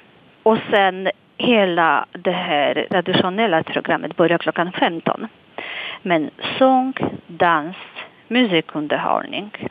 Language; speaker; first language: Swedish; non-native, fluent; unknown